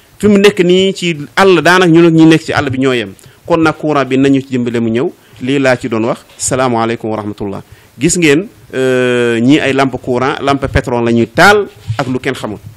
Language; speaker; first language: Wolof; non-native, local second language; Fula